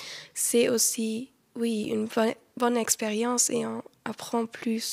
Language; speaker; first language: French; non-native, local second language; Luxembourgish